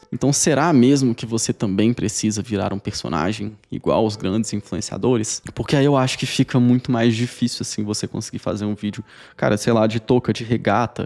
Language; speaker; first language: Portuguese; native; Portuguese